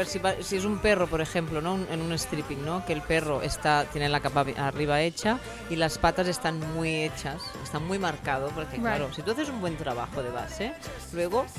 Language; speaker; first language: Spanish; native; Spanish